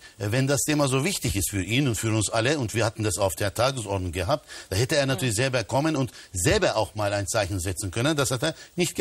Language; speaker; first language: German; non-native, fluent; Turkish